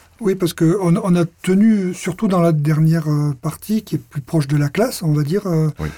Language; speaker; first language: French; native; French